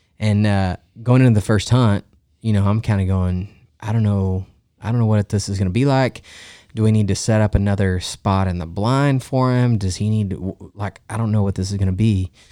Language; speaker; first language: English; native; English